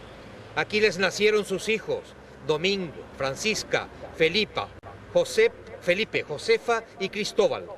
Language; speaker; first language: Spanish; native; Spanish